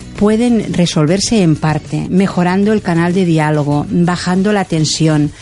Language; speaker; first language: Spanish; non-native, local second language; Catalan